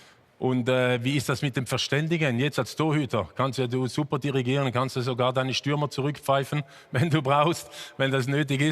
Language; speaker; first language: German; native; German